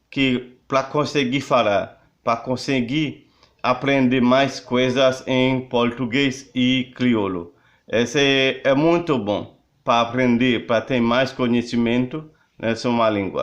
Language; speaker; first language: Portuguese; non-native, learner; Haitian Creole